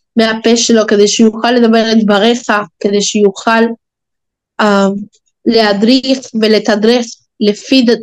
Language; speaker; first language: Hebrew; non-native, fluent; Spanish